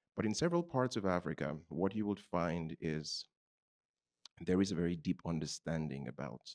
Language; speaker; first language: English; non-native, local second language; Yoruba